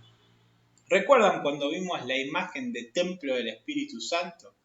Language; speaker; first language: Spanish; native; Spanish